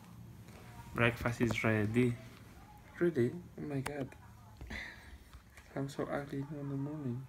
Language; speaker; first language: English; non-native, learner; Spanish